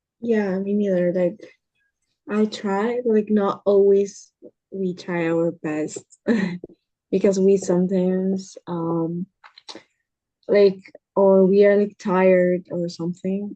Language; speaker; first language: English; early bilingual, other home language; Spanish